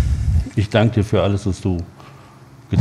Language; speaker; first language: German; native; German